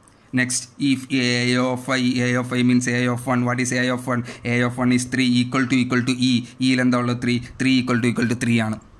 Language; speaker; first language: English; non-native, local second language; Malayalam